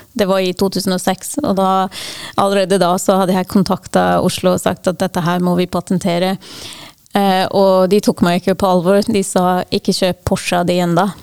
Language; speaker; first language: Norwegian; non-native, fluent; English